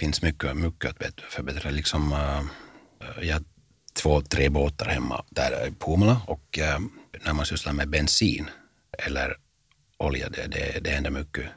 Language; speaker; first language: Swedish; non-native, fluent; Finnish